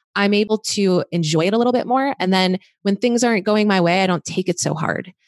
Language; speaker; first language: English; native; English